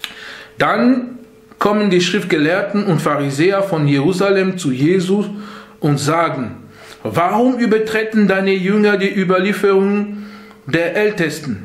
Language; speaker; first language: German; non-native, fluent; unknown